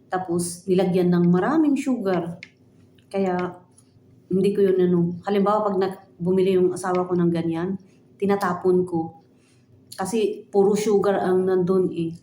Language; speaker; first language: Filipino; native; Filipino